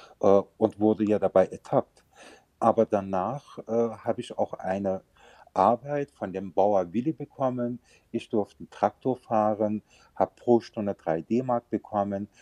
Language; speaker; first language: German; early bilingual, other home language; Turkish